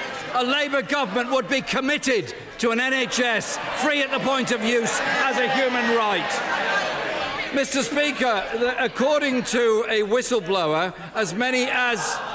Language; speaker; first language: English; native; English